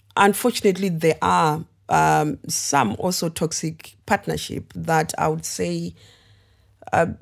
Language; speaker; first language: English; non-native, local second language; Shona